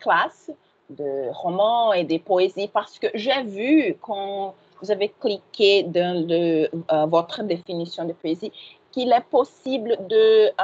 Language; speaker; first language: French; non-native, fluent; Portuguese